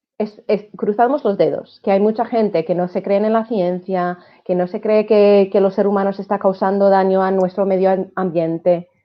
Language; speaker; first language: Spanish; non-native, fluent; English